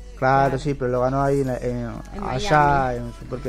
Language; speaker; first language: Spanish; native; Spanish